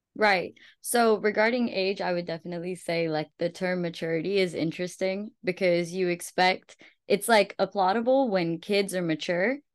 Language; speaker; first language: English; early bilingual, other home language; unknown